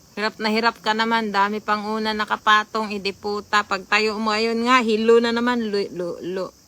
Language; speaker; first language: Filipino; non-native, local second language; Cebuano